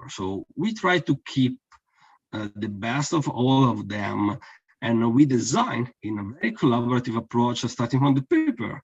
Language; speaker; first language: English; non-native, fluent; Italian